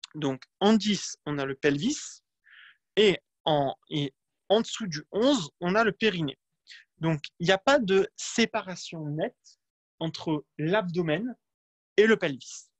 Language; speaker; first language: French; native; French